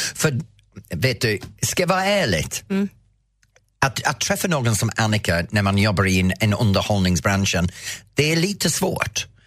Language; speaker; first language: Swedish; non-native, fluent; English